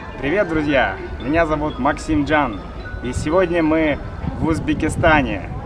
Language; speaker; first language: Russian; native; Russian